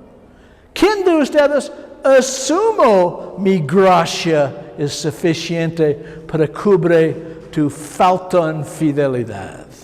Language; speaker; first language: Spanish; non-native, learner; English